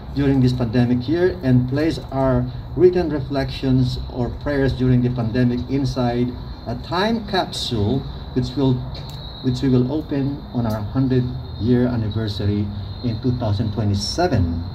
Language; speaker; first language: English; non-native, local second language; Filipino